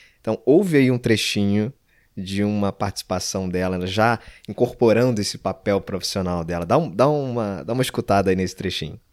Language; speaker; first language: Portuguese; native; Portuguese